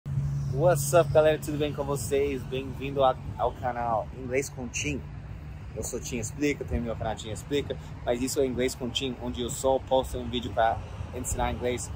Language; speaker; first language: Portuguese; non-native, fluent; English